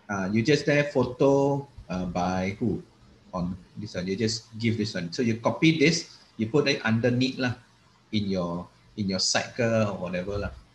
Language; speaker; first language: English; non-native, local second language; Malay